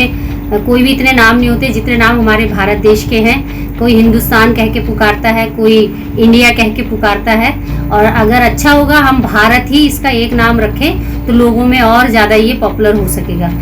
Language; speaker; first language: Hindi; native; Hindi